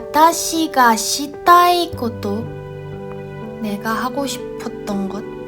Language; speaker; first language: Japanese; non-native, learner; Korean